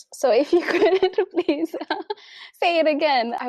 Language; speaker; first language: English; non-native, local second language; Swahili